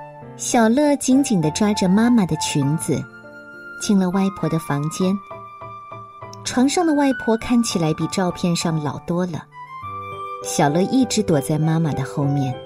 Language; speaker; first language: Chinese; native; Chinese